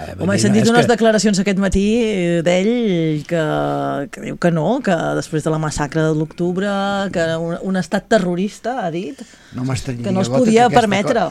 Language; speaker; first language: Catalan; native; Catalan